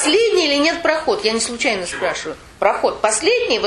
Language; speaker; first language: Russian; native; Russian